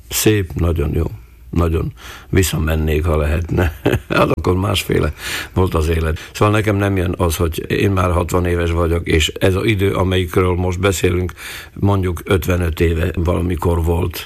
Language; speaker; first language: Hungarian; non-native, local second language; Slovak